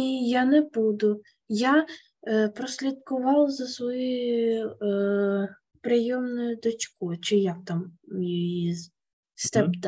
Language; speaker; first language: Ukrainian; non-native, local second language; Russian